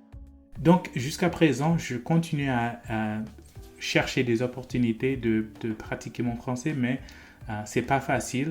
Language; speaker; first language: French; non-native, fluent; English